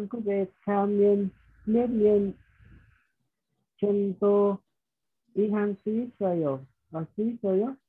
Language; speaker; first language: Korean; non-native, learner; Vietnamese